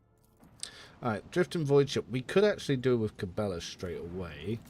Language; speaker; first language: English; native; English